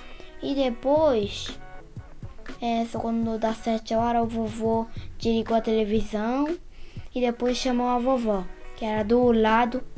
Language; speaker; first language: Portuguese; early bilingual, heritage; Portuguese